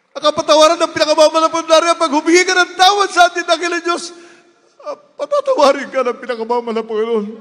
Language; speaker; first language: Filipino; native; Filipino